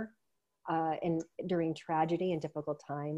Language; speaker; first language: English; native; English